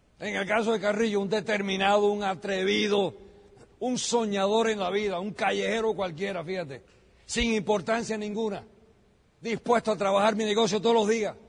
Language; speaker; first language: Spanish; early bilingual, heritage; Spanish